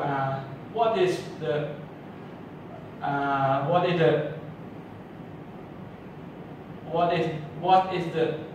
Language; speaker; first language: English; non-native, learner; Thai